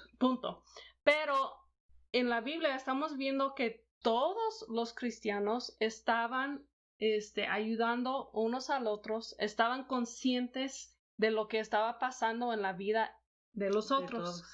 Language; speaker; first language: Spanish; non-native, fluent; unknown